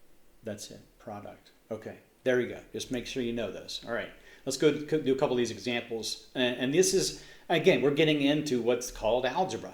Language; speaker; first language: English; native; English